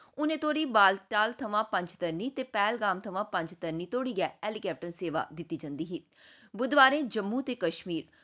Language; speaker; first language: Punjabi; non-native, local second language; Dogri